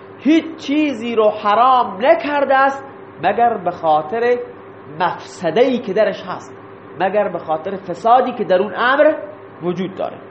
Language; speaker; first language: Persian; non-native, local second language; Baluchi